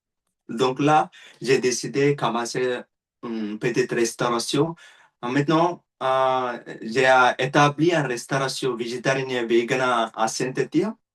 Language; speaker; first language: French; non-native, learner; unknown